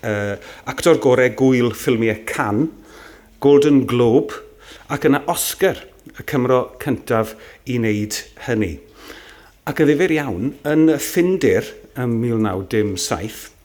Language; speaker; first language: Welsh; native; Welsh